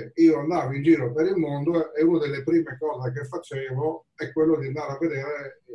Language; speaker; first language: Italian; native; Italian